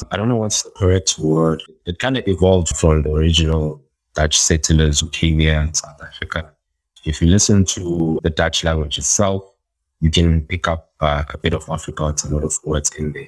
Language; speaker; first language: English; non-native, local second language; Xhosa